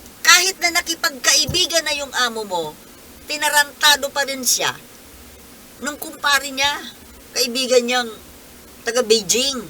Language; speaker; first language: Filipino; non-native, local second language; Bikol